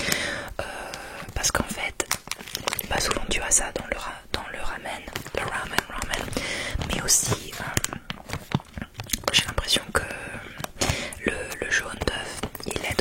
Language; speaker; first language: French; native; French